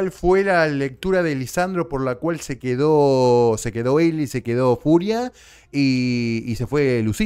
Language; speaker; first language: Spanish; native; Spanish